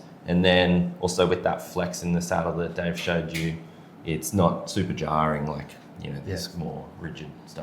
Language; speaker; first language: English; native; English